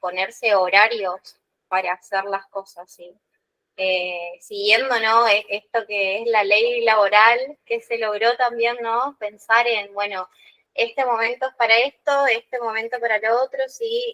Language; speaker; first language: Spanish; native; Spanish